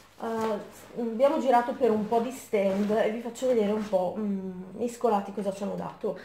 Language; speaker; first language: Italian; native; Italian